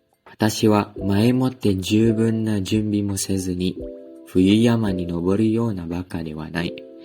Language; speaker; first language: Japanese; non-native, learner; Indonesian